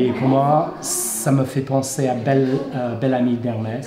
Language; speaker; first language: French; non-native, fluent; English